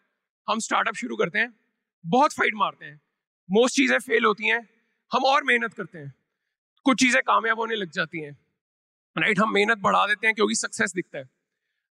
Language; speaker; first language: English; non-native, local second language; Punjabi